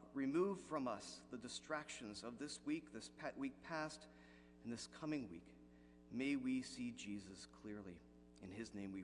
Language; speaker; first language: English; native; English